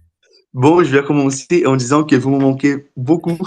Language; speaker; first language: French; non-native, fluent; Portuguese